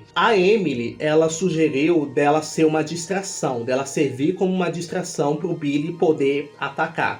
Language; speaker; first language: Portuguese; native; Portuguese